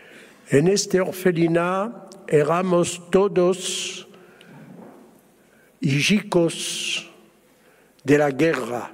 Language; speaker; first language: Spanish; early bilingual, heritage; Spanish